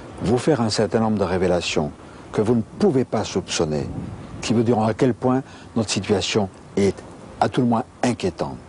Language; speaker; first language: French; native; French